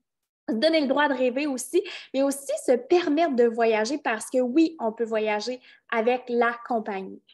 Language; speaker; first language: French; native; French